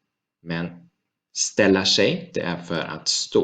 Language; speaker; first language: Swedish; non-native, fluent; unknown